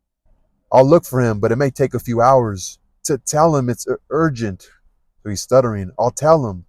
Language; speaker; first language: English; native; English